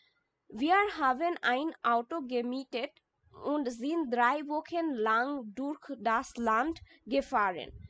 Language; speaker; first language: German; non-native, learner; Bangla